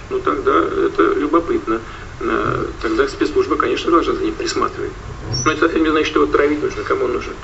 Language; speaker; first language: Russian; native; Russian